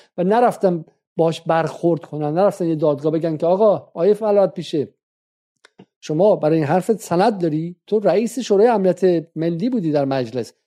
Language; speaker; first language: Persian; native; Persian